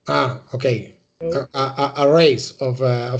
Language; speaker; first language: English; non-native, learner; Spanish